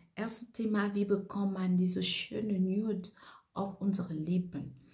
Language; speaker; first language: German; non-native, fluent; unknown